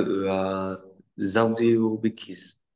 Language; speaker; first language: Japanese; non-native, learner; Vietnamese